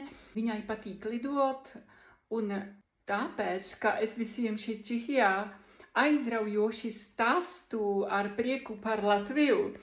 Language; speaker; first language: Latvian; non-native, fluent; Czech